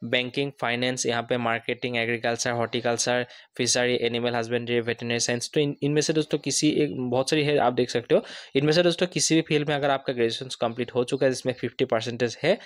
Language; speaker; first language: Hindi; non-native, local second language; Assamese